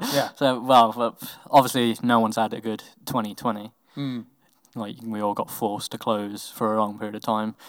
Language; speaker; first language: English; native; English